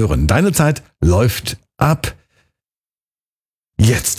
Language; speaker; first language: German; native; German